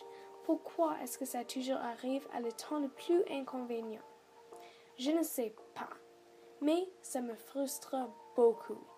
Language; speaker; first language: French; non-native, learner; English